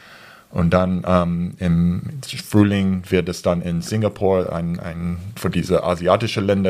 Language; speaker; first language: German; non-native, fluent; English